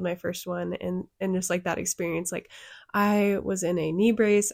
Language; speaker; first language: English; native; English